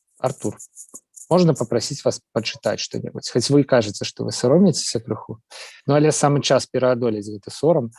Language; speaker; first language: Belarusian; non-native, local second language; Russian